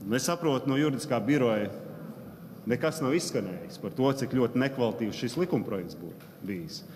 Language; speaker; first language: Latvian; native; Latvian